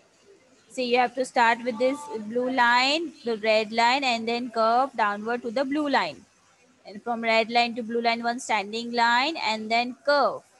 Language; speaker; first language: English; non-native, local second language; Hindi